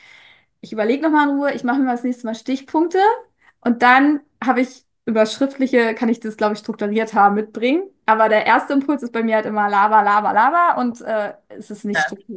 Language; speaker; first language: German; native; German